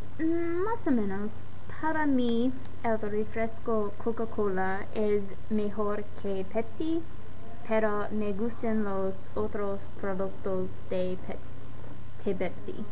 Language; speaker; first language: Spanish; non-native, learner; English